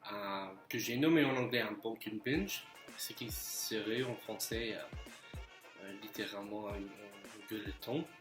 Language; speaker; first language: French; non-native, fluent; English